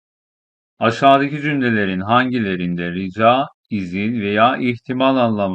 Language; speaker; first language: Turkish; non-native, fluent; Persian